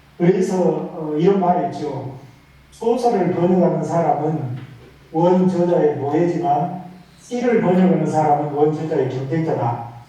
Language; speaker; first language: Korean; native; Korean